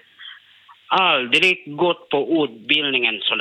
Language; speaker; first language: Swedish; non-native, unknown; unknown